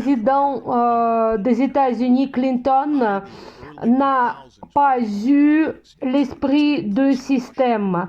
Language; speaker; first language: French; non-native, fluent; Russian